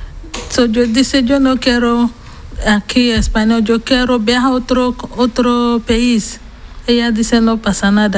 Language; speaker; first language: Spanish; non-native, learner; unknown